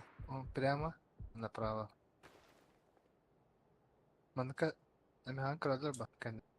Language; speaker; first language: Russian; non-native, local second language; Yakut